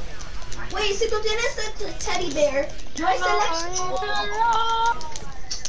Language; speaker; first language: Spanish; early bilingual, heritage; Spanish